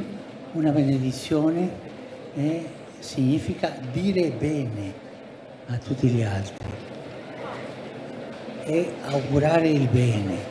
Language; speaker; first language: Italian; non-native, fluent; Spanish